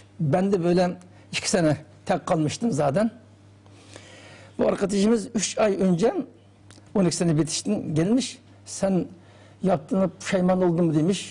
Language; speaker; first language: Turkish; non-native, learner; Uyghur